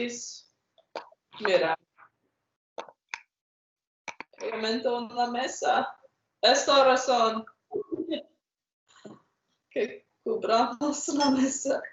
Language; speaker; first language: Spanish; non-native, fluent; English